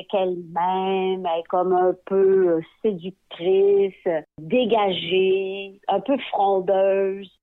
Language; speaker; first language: French; native; French